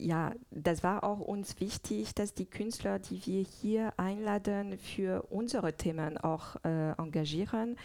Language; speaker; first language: German; non-native, fluent; French